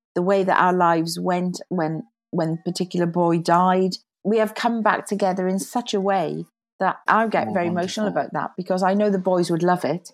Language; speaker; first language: English; native; English